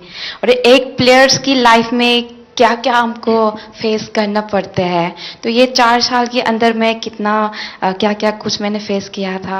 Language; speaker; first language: Hindi; non-native, local second language; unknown